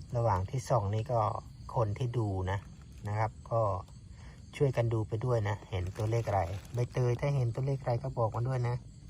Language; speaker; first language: Thai; non-native, local second language; Northern Khmer